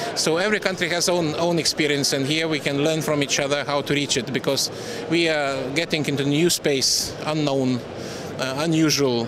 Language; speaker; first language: English; non-native, fluent; Lithuanian